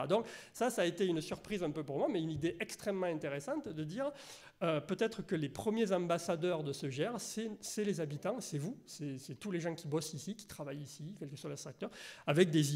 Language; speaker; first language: French; native; French